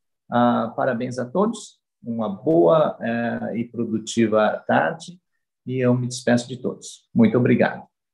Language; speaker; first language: Portuguese; native; Portuguese